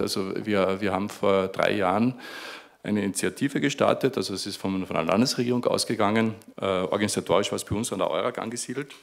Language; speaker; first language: German; native; German